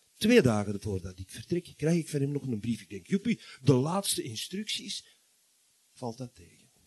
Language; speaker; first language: Dutch; native; Dutch